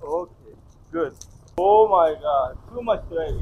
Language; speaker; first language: English; non-native, learner; Persian